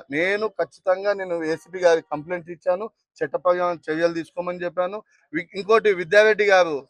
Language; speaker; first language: Telugu; non-native, local second language; Lambadi